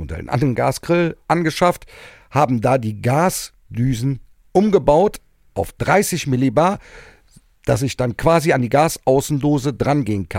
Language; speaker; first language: German; native; German